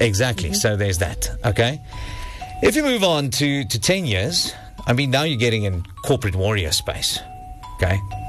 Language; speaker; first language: English; non-native, local second language; Afrikaans